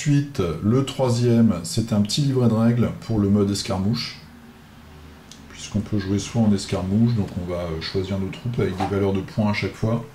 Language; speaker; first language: French; native; French